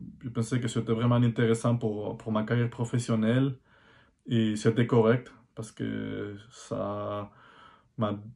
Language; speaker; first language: French; non-native, fluent; Spanish